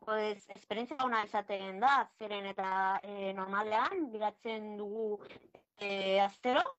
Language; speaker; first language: Basque; non-native, local second language; Spanish